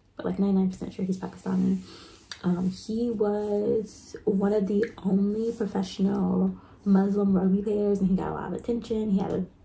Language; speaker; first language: English; native; English